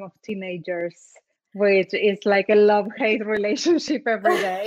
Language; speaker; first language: English; non-native, fluent; Spanish